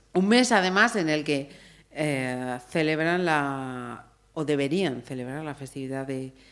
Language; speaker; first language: Spanish; native; Spanish